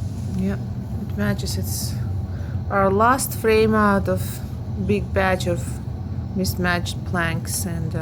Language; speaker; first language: English; non-native, fluent; Russian